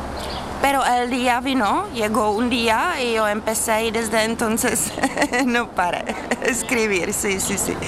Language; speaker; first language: Spanish; non-native, fluent; Czech